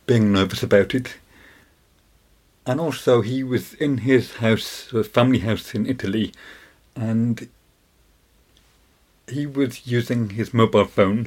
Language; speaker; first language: English; native; English